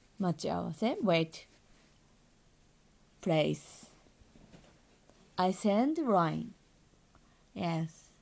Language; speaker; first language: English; non-native, learner; Japanese